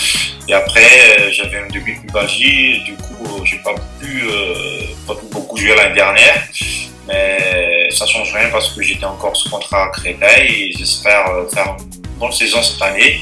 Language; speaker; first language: French; non-native, local second language; Malagasy